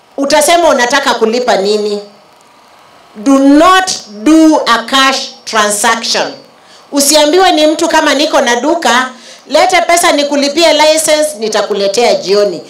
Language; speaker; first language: Swahili; native; Swahili